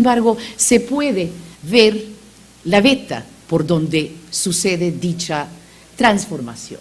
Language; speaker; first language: Spanish; non-native, fluent; Macedonian